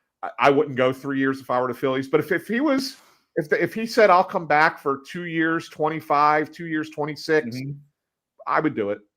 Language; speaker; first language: English; native; English